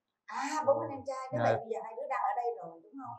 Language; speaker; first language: Vietnamese; native; Vietnamese